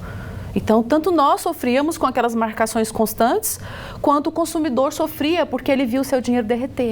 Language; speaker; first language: Portuguese; native; Portuguese